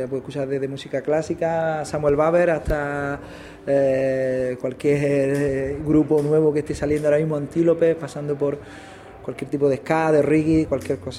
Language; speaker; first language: Spanish; native; Spanish